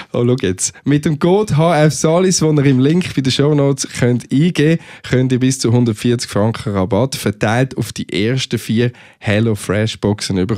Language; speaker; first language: German; native; German